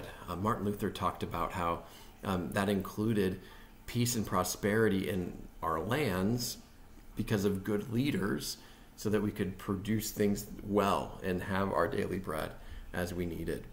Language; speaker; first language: English; native; English